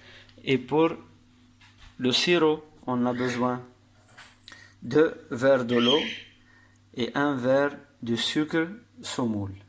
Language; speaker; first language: French; non-native, learner; Arabic